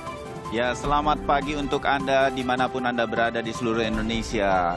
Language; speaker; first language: Malay; native; Malay